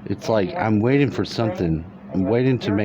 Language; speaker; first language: English; native; English